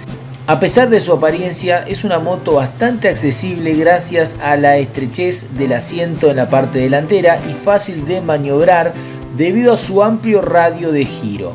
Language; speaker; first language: Spanish; native; Spanish